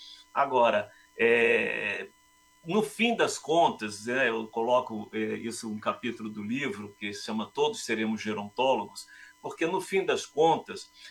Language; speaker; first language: Portuguese; native; Portuguese